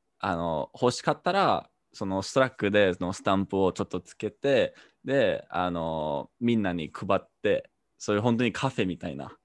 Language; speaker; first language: Japanese; non-native, fluent; English